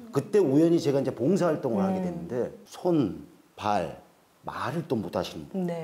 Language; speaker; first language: Korean; native; Korean